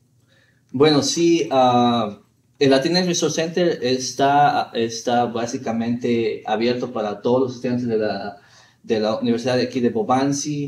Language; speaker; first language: Spanish; early bilingual, heritage; Spanish